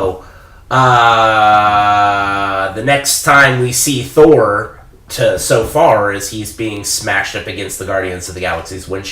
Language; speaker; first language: English; native; English